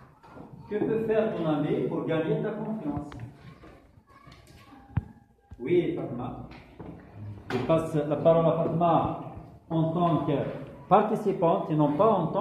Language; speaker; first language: French; non-native, local second language; Kabyle